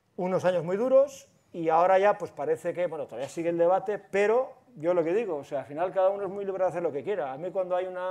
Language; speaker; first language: Spanish; native; Spanish